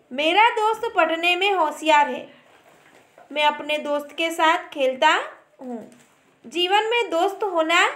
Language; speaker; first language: Hindi; non-native, local second language; Gujarati